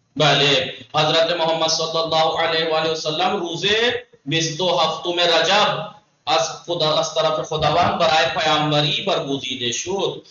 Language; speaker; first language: Persian; non-native, fluent; Urdu